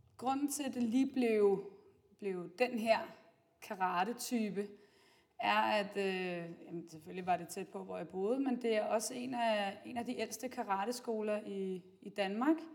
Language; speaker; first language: Danish; native; Danish